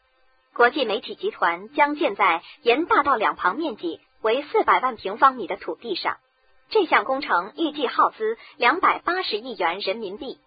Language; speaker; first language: Chinese; native; Chinese